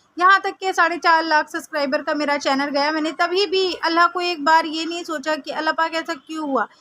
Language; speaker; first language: Hindi; native; Hindi